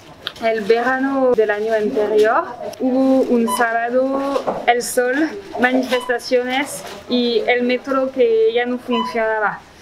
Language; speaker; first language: Spanish; non-native, fluent; French